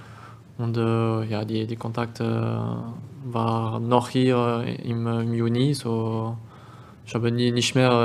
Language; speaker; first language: German; non-native, learner; French